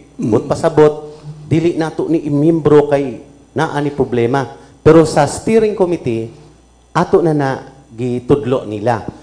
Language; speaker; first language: Cebuano; native; Cebuano